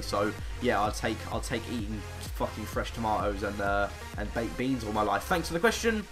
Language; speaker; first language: English; native; English